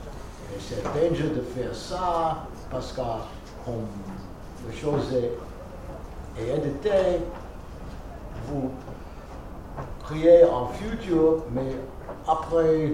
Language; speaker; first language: French; non-native, fluent; English